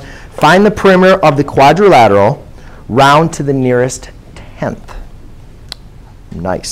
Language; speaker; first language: English; native; English